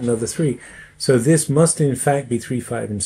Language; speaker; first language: English; native; English